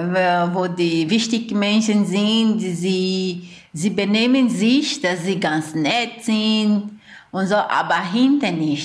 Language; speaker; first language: German; non-native, learner; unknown